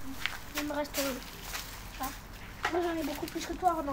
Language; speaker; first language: French; native; French